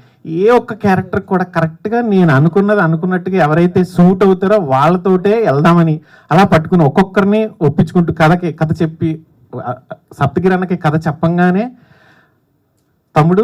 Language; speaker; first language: Telugu; native; Telugu